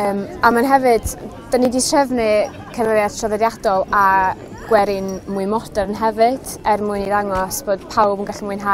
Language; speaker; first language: Welsh; native; Welsh